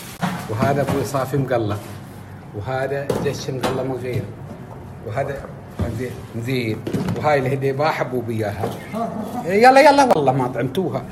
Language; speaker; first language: Arabic; native; Arabic